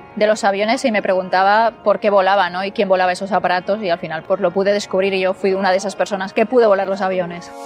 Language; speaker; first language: Spanish; native; Spanish